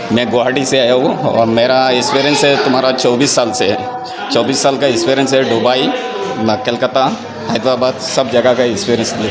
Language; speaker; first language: Hindi; non-native, local second language; Bangla